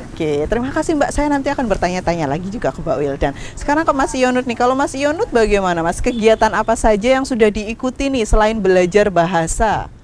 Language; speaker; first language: Indonesian; native; Indonesian